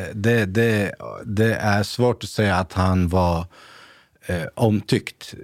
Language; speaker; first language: Swedish; native; Swedish